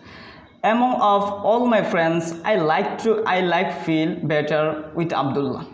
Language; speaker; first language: English; non-native, learner; Bangla